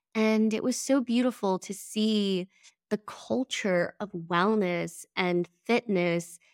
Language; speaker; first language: English; early bilingual, other home language; Spanish